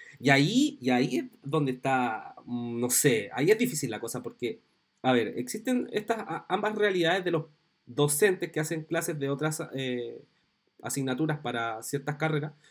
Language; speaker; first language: Spanish; native; Spanish